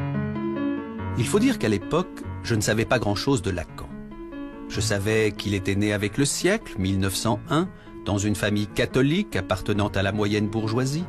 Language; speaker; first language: French; native; French